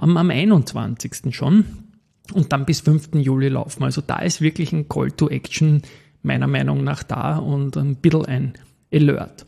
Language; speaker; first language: German; native; German